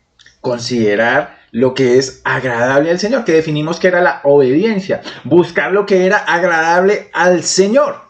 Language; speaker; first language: Spanish; native; Spanish